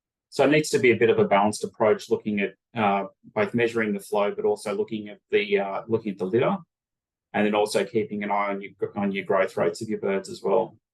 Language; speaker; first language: English; native; English